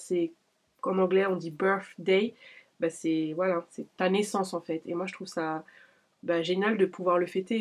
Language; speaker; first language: French; native; French